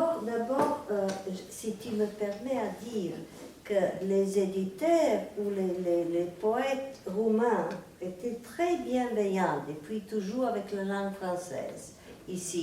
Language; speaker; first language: French; non-native, fluent; Serbian